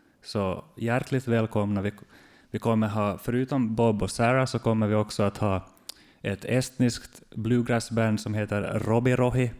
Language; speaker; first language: Swedish; native; Swedish